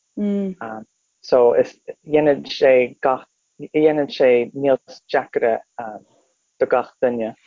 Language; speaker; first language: Irish; non-native, learner; English